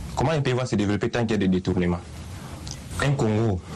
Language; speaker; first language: French; non-native, local second language; Swahili